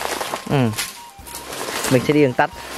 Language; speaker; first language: Vietnamese; native; Vietnamese